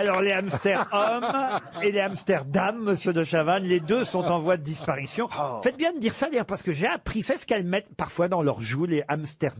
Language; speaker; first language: French; native; French